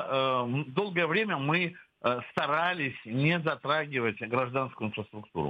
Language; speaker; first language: Russian; native; Russian